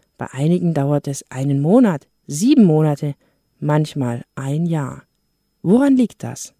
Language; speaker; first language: German; native; German